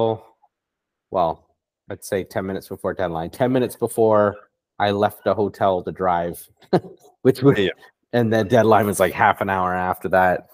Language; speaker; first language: English; native; English